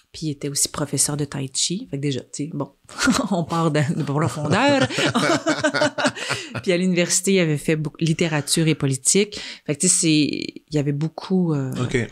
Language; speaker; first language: French; native; French